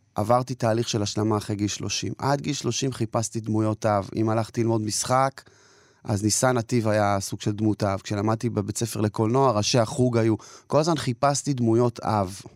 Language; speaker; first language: Hebrew; native; Hebrew